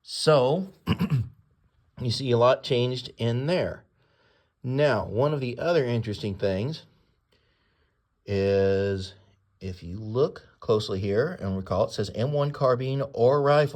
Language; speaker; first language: English; native; English